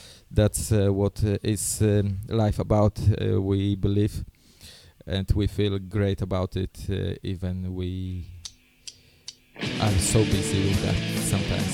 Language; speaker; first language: English; non-native, fluent; Polish